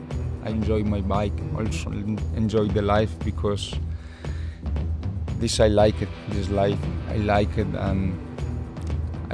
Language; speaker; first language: English; non-native, learner; Spanish